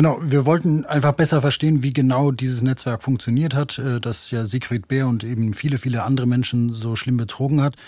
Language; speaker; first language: German; native; German